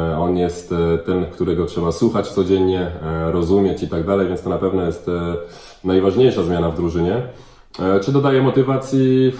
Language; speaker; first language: Polish; early bilingual, heritage; French